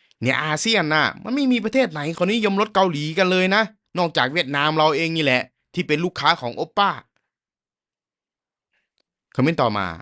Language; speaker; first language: Thai; native; Thai